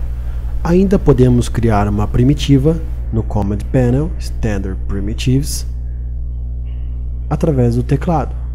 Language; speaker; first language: Portuguese; native; Portuguese